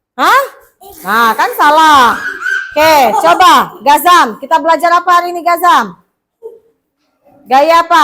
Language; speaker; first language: Indonesian; native; Indonesian